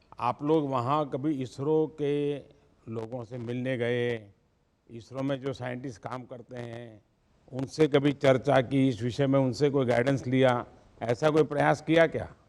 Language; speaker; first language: Hindi; non-native, local second language; Gujarati